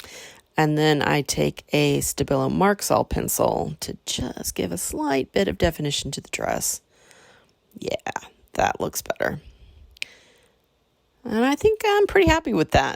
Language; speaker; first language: English; native; English